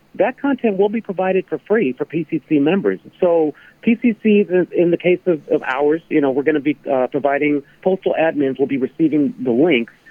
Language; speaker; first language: English; native; English